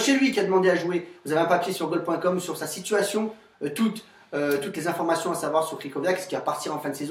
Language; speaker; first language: French; native; French